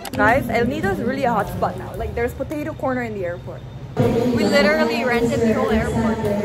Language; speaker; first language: English; non-native, local second language; Korean